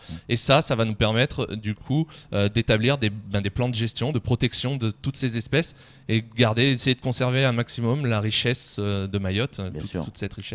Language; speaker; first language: French; native; French